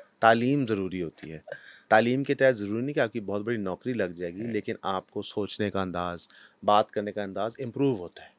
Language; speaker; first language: Urdu; non-native, local second language; Punjabi